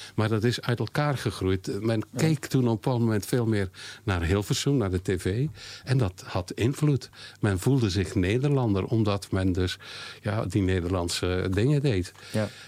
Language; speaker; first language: Dutch; native; Dutch